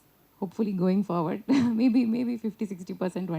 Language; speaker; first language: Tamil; non-native, learner; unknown